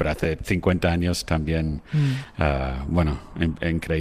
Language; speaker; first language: Spanish; non-native, fluent; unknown